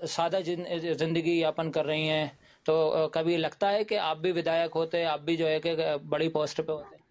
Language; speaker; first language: Hindi; native; Hindi